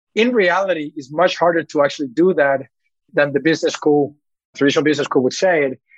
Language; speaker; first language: English; early bilingual, other home language; Spanish